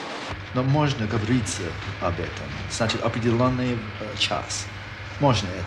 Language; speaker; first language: Russian; non-native, learner; English